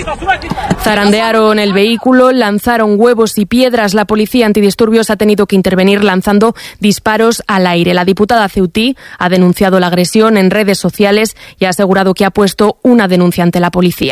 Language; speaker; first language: Spanish; native; Spanish